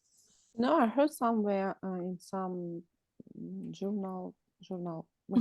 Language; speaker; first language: English; non-native, learner; Russian